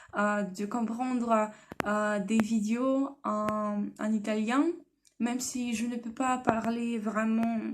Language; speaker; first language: French; non-native, learner; Russian